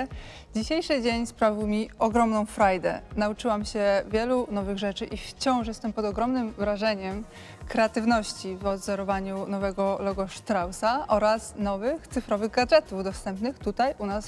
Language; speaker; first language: Polish; native; Polish